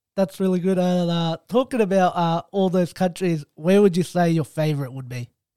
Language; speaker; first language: English; early bilingual, other home language; Arabic